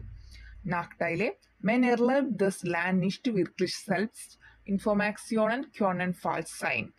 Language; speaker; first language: German; non-native, fluent; Malayalam